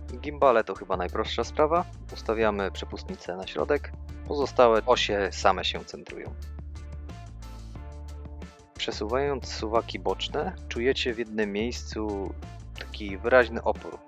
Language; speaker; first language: Polish; native; Polish